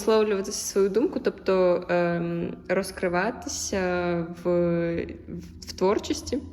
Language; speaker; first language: Ukrainian; native; Ukrainian